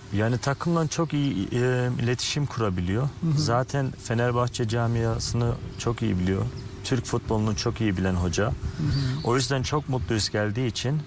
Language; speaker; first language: Turkish; early bilingual, heritage; Turkish